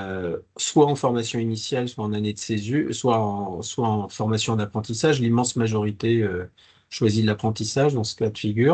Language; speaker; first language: French; native; French